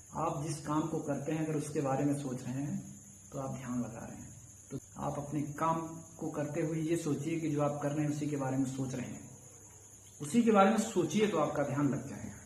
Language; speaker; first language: Hindi; native; Hindi